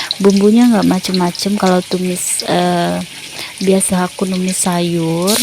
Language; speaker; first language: Indonesian; non-native, local second language; Malay